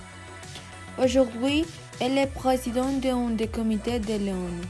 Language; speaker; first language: French; non-native, learner; Spanish